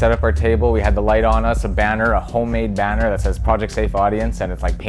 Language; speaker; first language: English; native; English